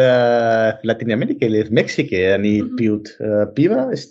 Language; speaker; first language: Russian; non-native, learner; Spanish